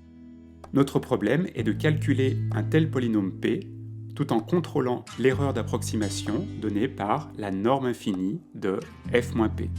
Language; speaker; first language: French; native; French